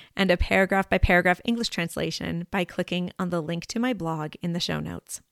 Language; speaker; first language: English; native; English